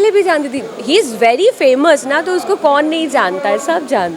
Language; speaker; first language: Hindi; non-native, local second language; Bangla